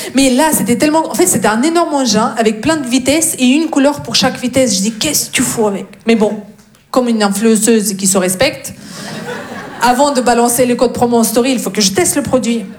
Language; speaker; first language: French; non-native, fluent; Russian